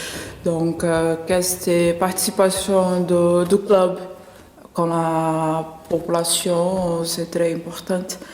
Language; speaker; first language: French; non-native, learner; Portuguese